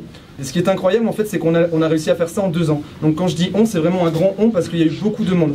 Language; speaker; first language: French; native; French